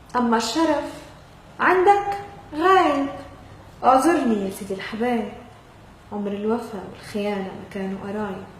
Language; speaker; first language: Arabic; native; Arabic